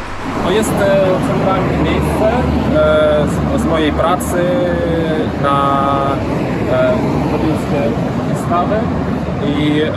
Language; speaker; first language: Polish; non-native, learner; Ukrainian